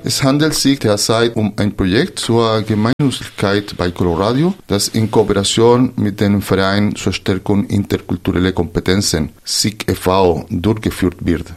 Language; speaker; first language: German; non-native, fluent; Spanish